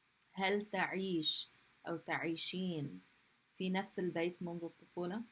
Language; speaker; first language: Arabic; non-native, fluent; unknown